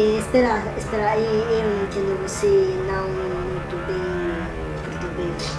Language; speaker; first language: Portuguese; non-native, learner; Italian